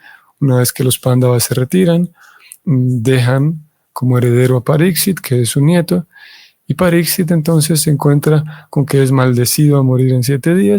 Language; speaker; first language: Spanish; native; Spanish